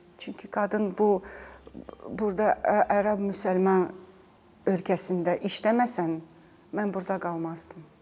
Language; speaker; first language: Azerbaijani; native; Azerbaijani